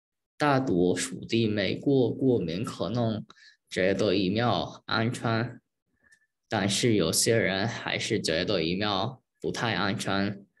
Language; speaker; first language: Chinese; early bilingual, heritage; Chinese